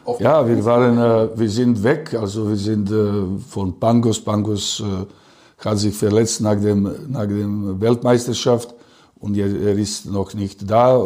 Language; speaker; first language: German; non-native, learner; Serbian